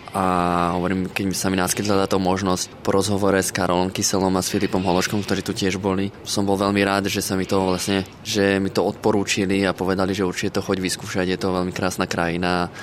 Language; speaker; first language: Slovak; native; Slovak